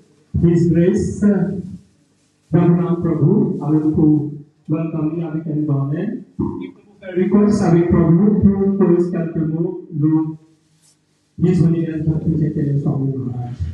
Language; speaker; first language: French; non-native, local second language; Morisyen